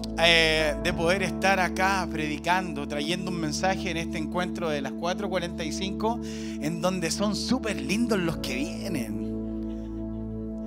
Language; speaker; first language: Spanish; native; Spanish